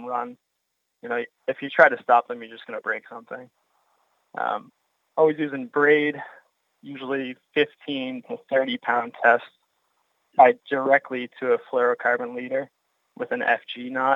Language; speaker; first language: English; native; English